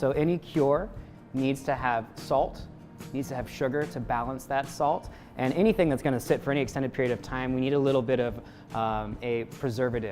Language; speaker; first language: English; native; English